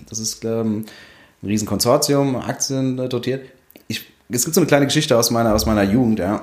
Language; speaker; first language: German; early bilingual, other home language; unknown